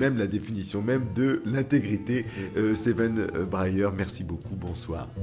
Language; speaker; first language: French; native; French